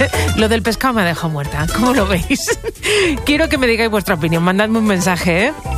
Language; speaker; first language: Spanish; native; Spanish